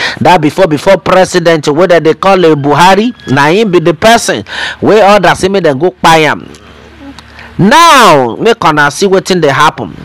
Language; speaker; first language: Nigerian Pidgin; non-native, local second language; Yoruba